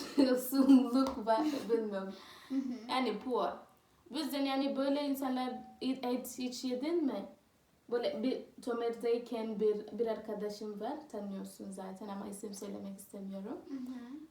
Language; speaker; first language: Turkish; non-native, learner; Swahili